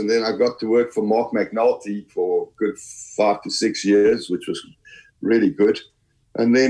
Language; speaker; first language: English; native; English